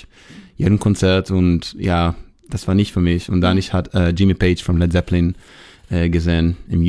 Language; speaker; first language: German; non-native, learner; Hebrew